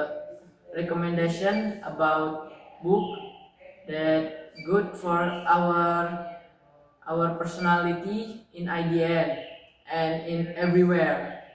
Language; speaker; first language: English; non-native, learner; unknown